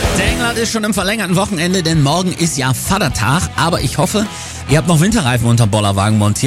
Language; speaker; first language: German; native; German